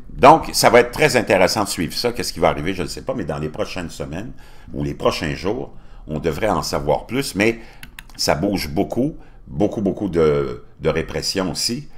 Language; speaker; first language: French; native; French